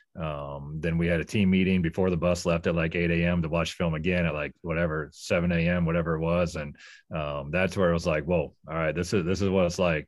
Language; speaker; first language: English; native; English